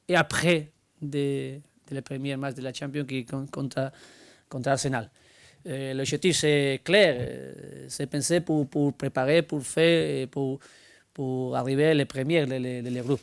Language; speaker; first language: French; non-native, learner; Spanish